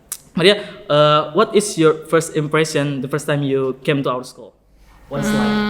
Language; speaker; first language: English; non-native, learner; Indonesian